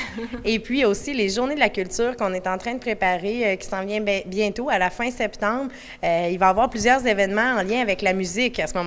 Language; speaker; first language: French; native; French